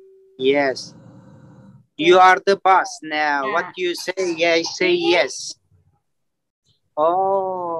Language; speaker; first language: English; non-native, learner; Turkish